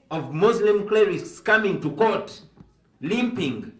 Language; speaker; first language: English; non-native, local second language; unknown